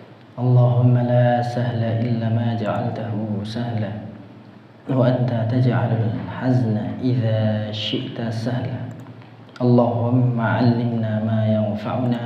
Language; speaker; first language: Arabic; non-native, fluent; Indonesian